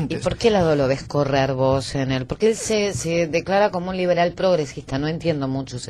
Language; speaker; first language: Spanish; native; Spanish